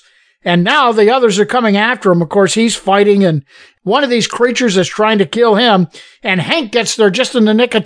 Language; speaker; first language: English; native; English